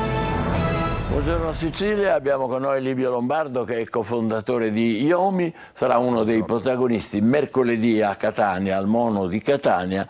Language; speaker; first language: Italian; native; Italian